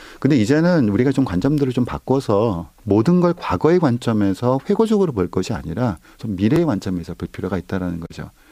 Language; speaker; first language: Korean; native; Korean